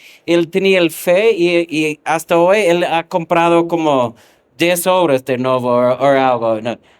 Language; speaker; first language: Spanish; non-native, fluent; English